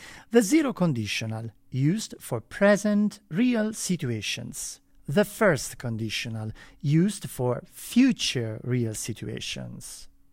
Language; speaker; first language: English; non-native, fluent; Italian